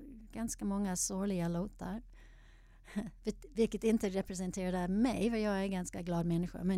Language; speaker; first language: Swedish; non-native, fluent; English